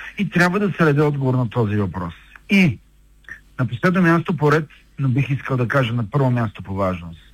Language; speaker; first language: Bulgarian; native; Bulgarian